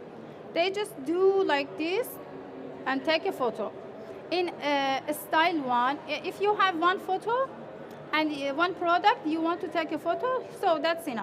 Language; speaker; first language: English; non-native, fluent; Persian